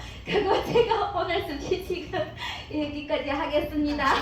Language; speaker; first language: Korean; non-native, learner; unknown